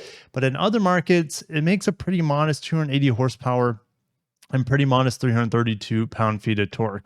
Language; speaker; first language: English; native; English